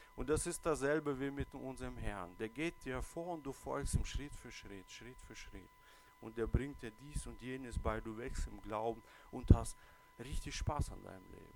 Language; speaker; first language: German; early bilingual, other home language; Russian